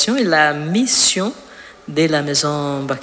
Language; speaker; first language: French; non-native, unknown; Portuguese